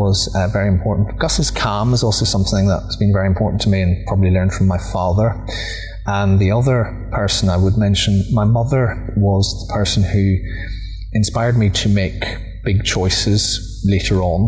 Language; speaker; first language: English; native; English